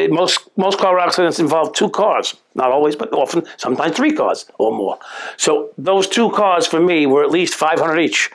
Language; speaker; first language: English; native; English